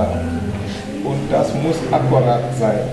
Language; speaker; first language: German; non-native, learner; Wolof